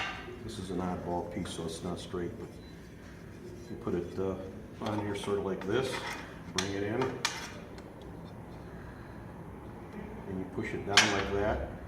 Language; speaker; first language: English; native; English